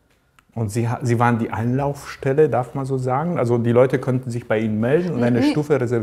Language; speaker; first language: German; native; German